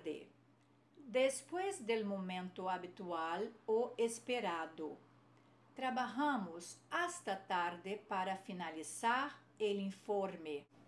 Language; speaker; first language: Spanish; non-native, fluent; Portuguese